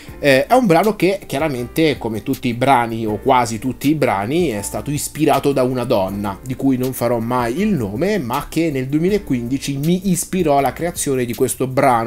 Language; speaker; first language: Italian; native; Italian